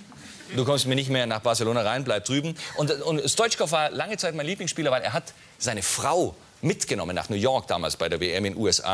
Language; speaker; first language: German; native; German